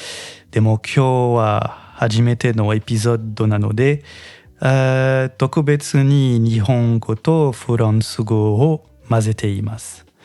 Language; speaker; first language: Japanese; non-native, learner; French